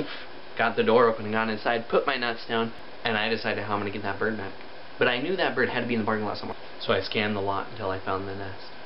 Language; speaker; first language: English; native; English